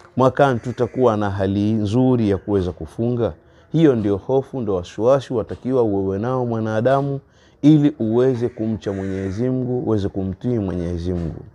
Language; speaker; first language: Swahili; native; Swahili